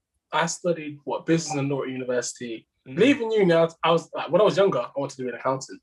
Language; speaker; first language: English; native; English